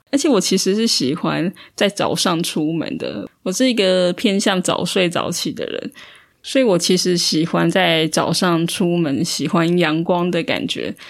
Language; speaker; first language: Chinese; native; Chinese